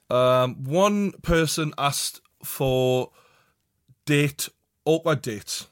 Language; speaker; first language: English; native; English